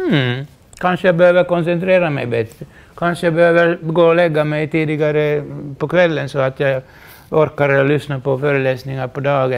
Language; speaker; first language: Swedish; non-native, local second language; Finnish